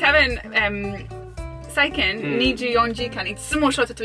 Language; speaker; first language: Japanese; non-native, learner; English